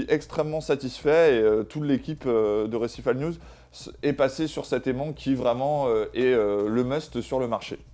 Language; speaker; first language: French; native; French